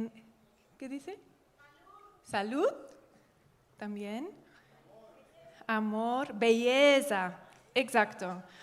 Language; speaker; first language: Spanish; non-native, learner; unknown